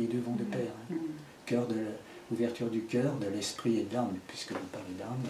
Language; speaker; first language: French; native; French